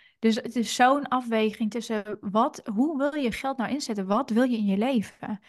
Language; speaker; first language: Dutch; native; Dutch